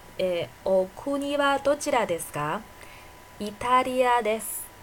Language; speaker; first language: Japanese; non-native, fluent; Chinese